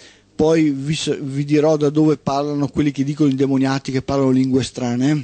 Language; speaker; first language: Italian; native; Italian